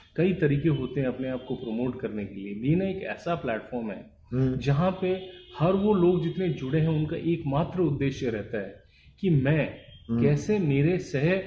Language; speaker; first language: Hindi; non-native, local second language; Bangla